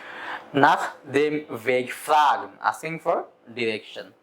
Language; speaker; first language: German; non-native, fluent; Bangla